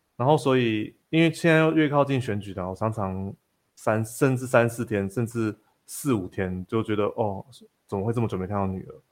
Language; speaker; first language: Chinese; native; Chinese